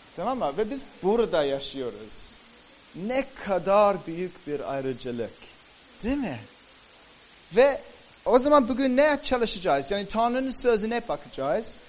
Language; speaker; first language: Turkish; native; Turkish